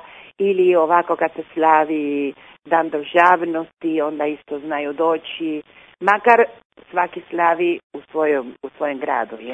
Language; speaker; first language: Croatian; early bilingual, heritage; Croatian